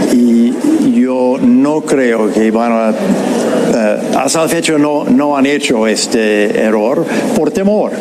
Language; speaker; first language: Spanish; non-native, fluent; English